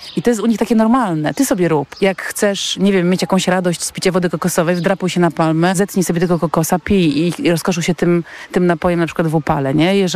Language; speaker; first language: Polish; native; Polish